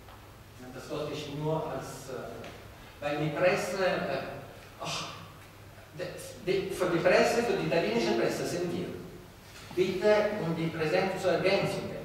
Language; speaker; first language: German; non-native, fluent; Italian